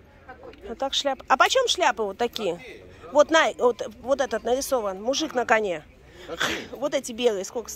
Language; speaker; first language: Russian; native; Russian